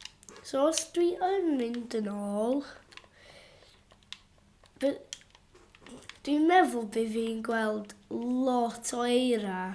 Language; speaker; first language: Welsh; non-native, local second language; English